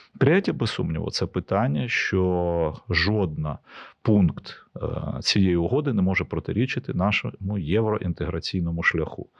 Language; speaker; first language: Ukrainian; native; Ukrainian